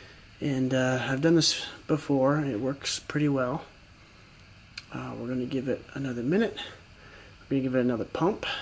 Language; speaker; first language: English; native; English